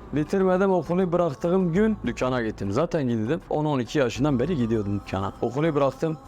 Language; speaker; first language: Turkish; native; Turkish